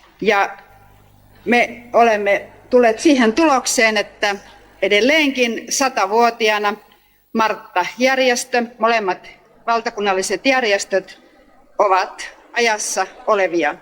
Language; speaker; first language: Finnish; native; Finnish